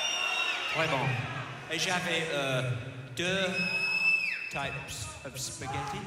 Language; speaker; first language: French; non-native, learner; English